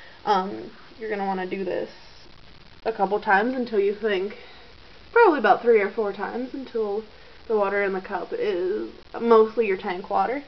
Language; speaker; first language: English; native; English